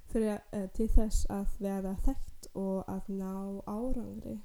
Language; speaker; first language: Icelandic; non-native, learner; German